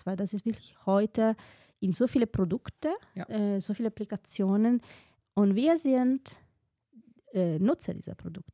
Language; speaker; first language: German; non-native, fluent; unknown